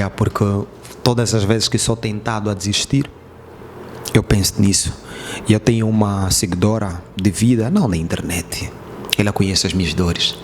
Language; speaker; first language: Portuguese; native; Portuguese